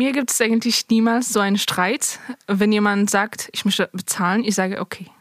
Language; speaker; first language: German; non-native, fluent; Persian